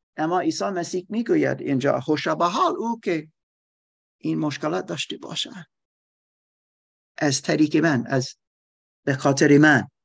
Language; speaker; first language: Persian; non-native, learner; German